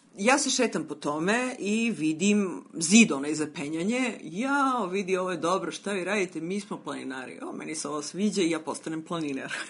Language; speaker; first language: Serbian; native; Serbian